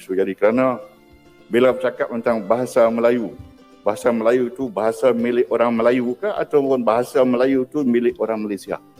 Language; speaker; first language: Malay; non-native, local second language; Iban